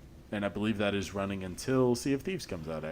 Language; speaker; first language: English; native; English